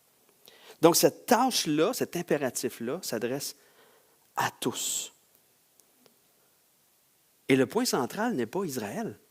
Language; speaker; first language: French; native; French